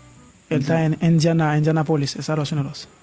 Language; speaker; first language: Spanish; non-native, learner; Haitian Creole